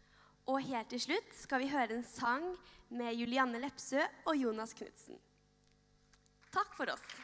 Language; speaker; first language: Norwegian; native; Norwegian